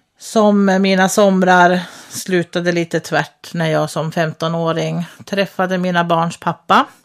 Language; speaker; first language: Swedish; early bilingual, other home language; Finnish